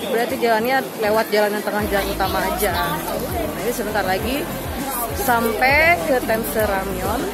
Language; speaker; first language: Indonesian; native; Indonesian